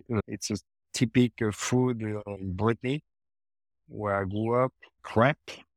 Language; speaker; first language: English; non-native, learner; French